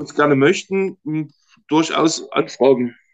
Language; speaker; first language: German; native; German